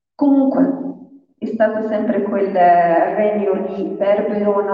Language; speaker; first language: Italian; non-native, fluent; Arabic